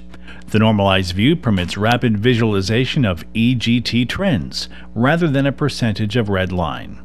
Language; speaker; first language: English; native; English